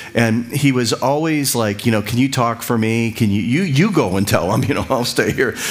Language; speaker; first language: English; native; English